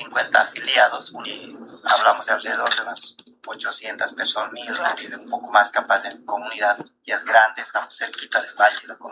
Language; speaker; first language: Spanish; native; Spanish